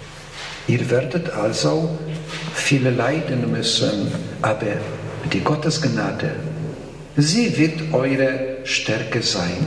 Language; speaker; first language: German; non-native, fluent; Polish